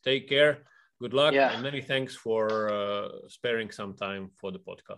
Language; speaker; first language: English; non-native, fluent; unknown